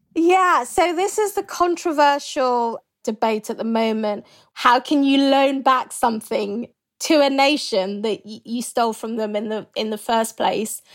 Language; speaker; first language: English; early bilingual, other home language; Yoruba